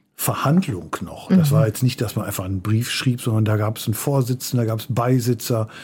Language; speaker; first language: German; native; German